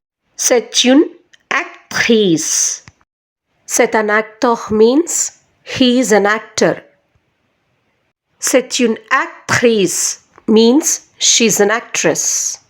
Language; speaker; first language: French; non-native, fluent; Telugu